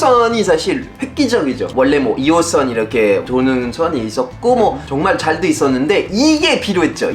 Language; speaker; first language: Korean; non-native, fluent; French